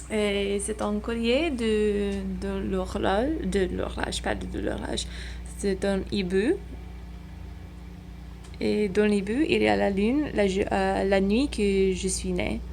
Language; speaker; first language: French; non-native, learner; English